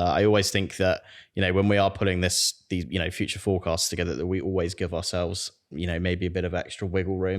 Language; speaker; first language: English; native; English